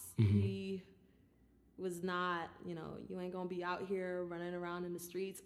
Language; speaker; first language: English; early bilingual, other home language; Haitian Creole